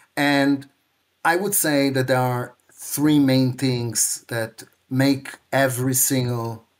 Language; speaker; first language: English; non-native, fluent; Hebrew